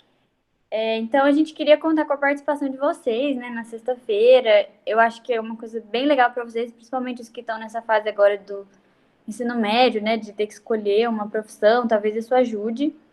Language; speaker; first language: Portuguese; native; Portuguese